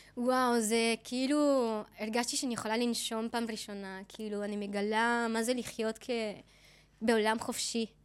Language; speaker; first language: Hebrew; non-native, fluent; Spanish